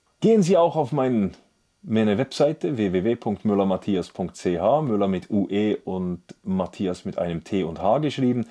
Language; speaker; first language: German; native; German